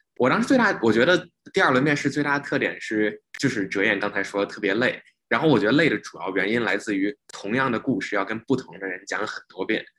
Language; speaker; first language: Chinese; native; Chinese